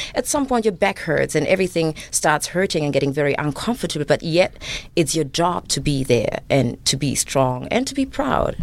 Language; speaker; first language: English; non-native, fluent; German